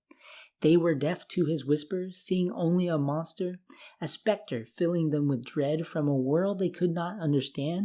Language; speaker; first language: English; native; English